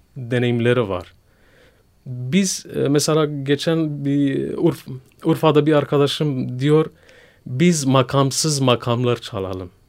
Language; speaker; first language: Turkish; non-native, fluent; Kurdish